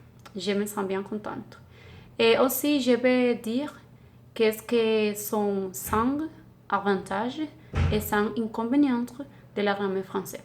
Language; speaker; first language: French; non-native, learner; Spanish